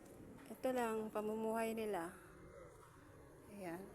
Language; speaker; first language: Filipino; non-native, local second language; Cebuano